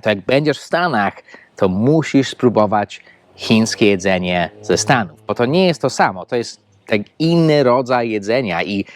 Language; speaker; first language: Polish; non-native, fluent; English